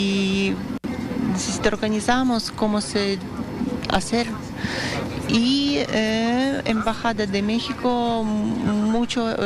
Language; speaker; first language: Spanish; non-native, learner; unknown